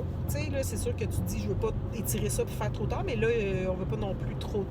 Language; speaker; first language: French; native; French